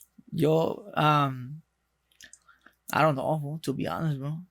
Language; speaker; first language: English; early bilingual, other home language; Spanish